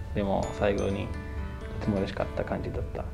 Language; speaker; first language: Japanese; non-native, learner; Urdu